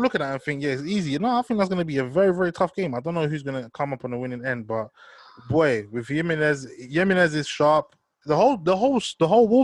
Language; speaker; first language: English; native; English